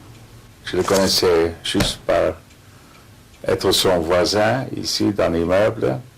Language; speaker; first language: French; non-native, fluent; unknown